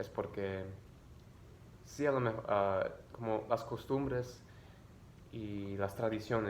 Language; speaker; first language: Spanish; early bilingual, other home language; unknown